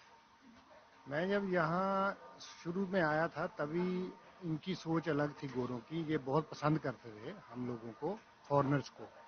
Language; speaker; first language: Hindi; native; Hindi